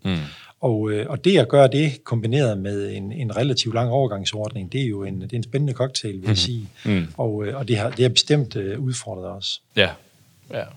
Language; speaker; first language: Danish; native; Danish